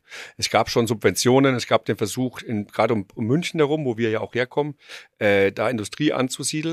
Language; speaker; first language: German; native; German